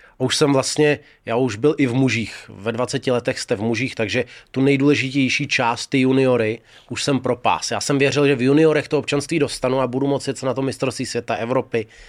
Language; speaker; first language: Czech; early bilingual, other home language; Russian